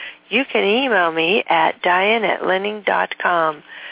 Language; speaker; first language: English; native; English